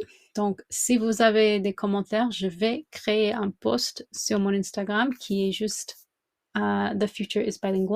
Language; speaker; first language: French; non-native, fluent; English